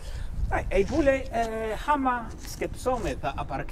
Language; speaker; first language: Greek; non-native, fluent; Spanish